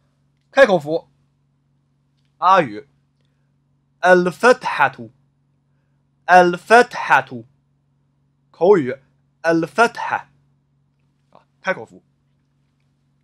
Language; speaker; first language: Chinese; native; Chinese